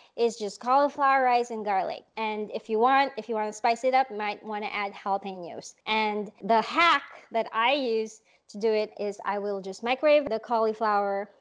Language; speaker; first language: English; non-native, local second language; Filipino